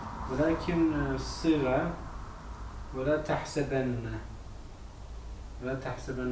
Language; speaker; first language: Arabic; non-native, fluent; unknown